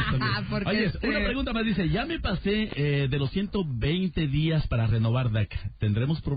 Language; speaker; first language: Spanish; native; Spanish